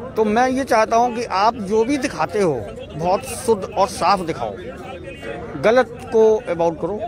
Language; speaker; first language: Hindi; native; Hindi